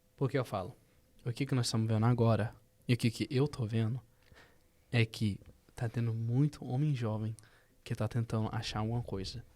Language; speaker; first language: Portuguese; early bilingual, heritage; Portuguese